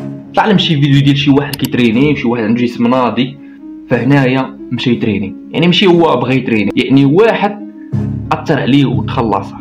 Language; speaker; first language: Arabic; native; Arabic